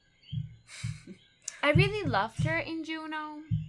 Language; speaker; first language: English; non-native, local second language; Spanish